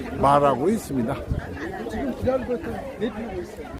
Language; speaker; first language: Korean; native; Korean